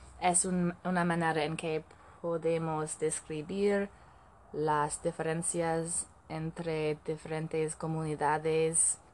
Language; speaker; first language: Spanish; non-native, learner; English